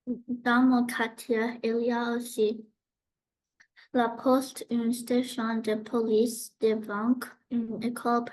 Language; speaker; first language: French; non-native, learner; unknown